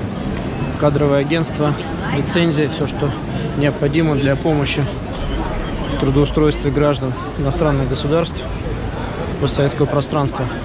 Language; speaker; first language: Russian; native; Russian